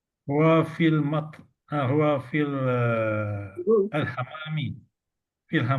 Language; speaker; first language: Arabic; non-native, learner; Malay